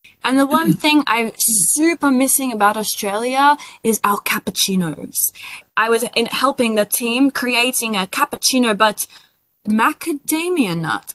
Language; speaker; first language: English; native; English